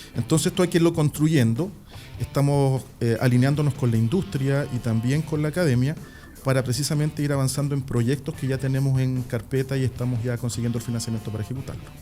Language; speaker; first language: Spanish; native; Spanish